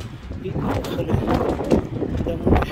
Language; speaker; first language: Russian; native; Russian